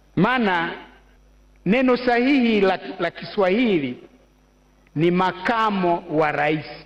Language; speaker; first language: Swahili; native; Swahili